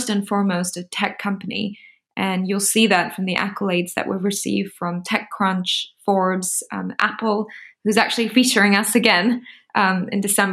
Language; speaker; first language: English; native; English